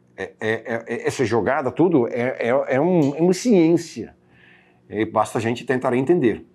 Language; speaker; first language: Portuguese; non-native, fluent; Dutch